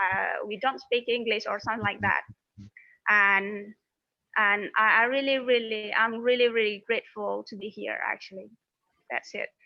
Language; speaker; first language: English; non-native, fluent; Indonesian